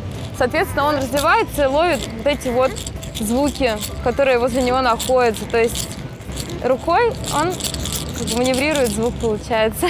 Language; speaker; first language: Russian; native; Russian